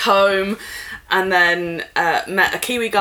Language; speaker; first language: English; native; English